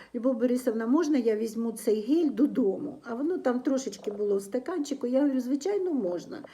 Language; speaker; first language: Ukrainian; non-native, local second language; Russian